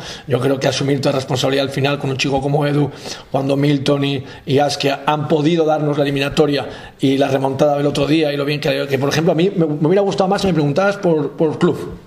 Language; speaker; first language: Spanish; native; Spanish